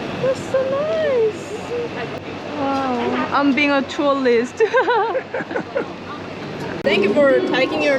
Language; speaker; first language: English; non-native, learner; Korean